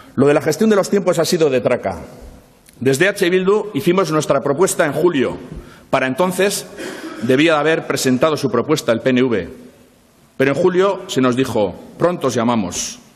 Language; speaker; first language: Spanish; native; Spanish